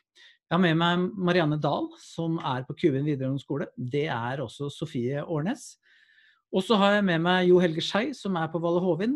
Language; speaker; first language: Norwegian; native; Norwegian